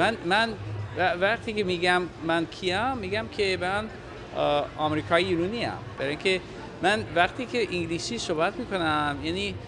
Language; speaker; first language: Persian; non-native, fluent; English